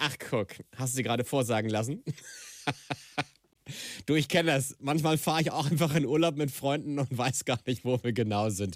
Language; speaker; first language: German; native; German